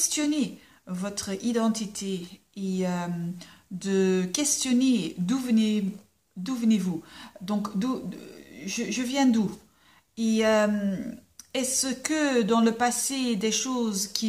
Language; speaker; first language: French; non-native, local second language; Dutch